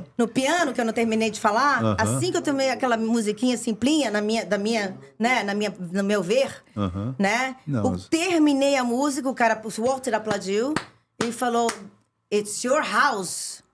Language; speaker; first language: Portuguese; early bilingual, other home language; Italian